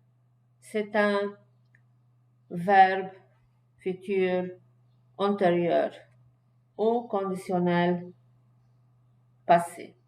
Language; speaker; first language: French; non-native, fluent; Arabic